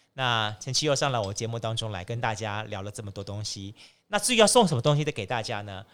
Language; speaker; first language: Chinese; native; Chinese